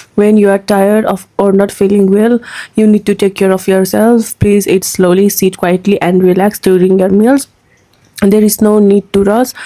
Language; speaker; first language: English; non-native, local second language; Nepali